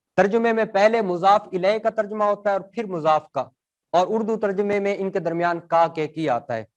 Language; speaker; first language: Urdu; native; Urdu